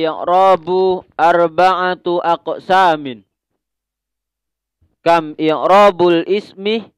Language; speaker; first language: Arabic; non-native, learner; Indonesian